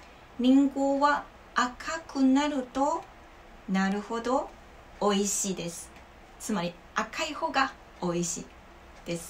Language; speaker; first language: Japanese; non-native, learner; Chinese